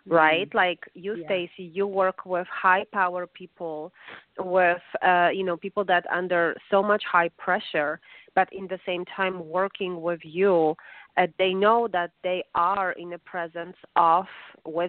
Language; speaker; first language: English; non-native, fluent; Polish